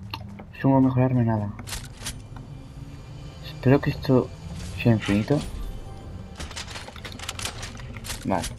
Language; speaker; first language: Spanish; native; Spanish